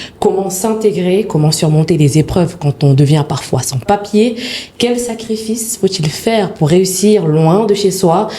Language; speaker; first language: French; early bilingual, other home language; Wolof